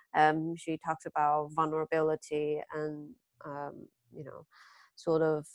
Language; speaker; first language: English; early bilingual, other home language; Chinese